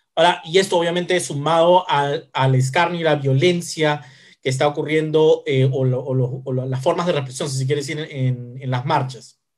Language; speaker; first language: Spanish; native; Spanish